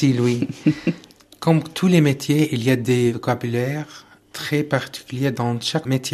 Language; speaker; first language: French; non-native, learner; Arabic